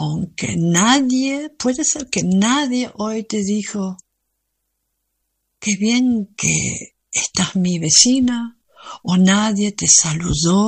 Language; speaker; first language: Spanish; non-native, learner; German